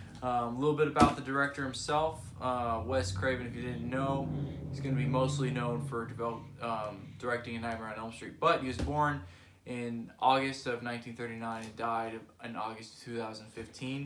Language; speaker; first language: English; native; English